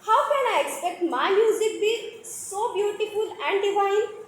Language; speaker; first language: English; non-native, local second language; Marathi